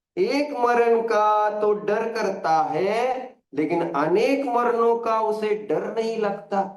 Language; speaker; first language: Hindi; non-native, local second language; Marathi